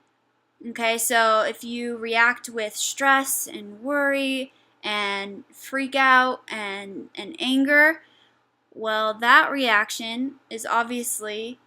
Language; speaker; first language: English; native; English